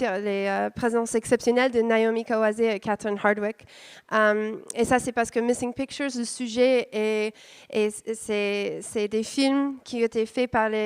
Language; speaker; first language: French; non-native, fluent; English